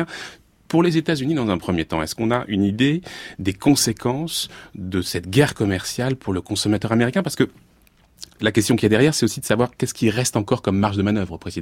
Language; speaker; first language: French; native; French